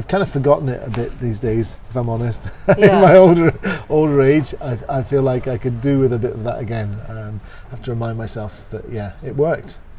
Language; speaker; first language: English; native; English